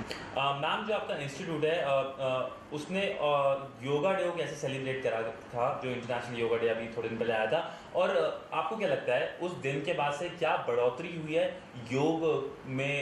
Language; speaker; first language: Hindi; native; Hindi